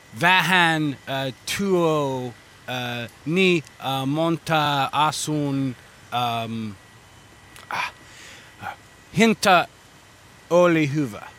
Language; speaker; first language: Finnish; non-native, learner; English